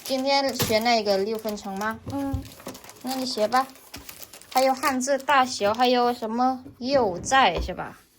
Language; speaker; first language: Chinese; non-native, fluent; Indonesian